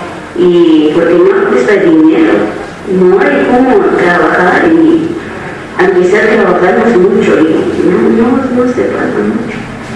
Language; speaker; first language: Spanish; non-native, local second language; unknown